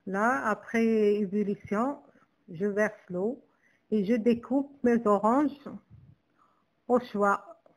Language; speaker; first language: French; non-native, local second language; Arabic